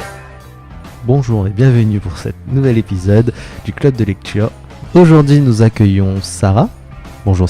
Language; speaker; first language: French; native; French